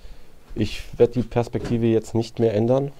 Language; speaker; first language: German; native; German